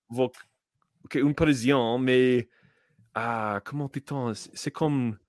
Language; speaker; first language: French; non-native, learner; English